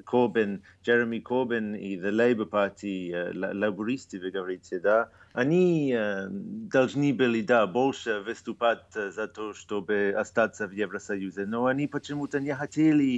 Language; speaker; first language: Russian; non-native, fluent; English